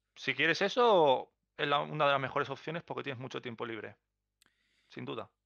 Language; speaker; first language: Spanish; native; Spanish